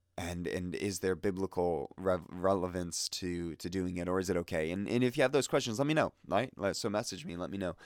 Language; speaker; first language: English; native; English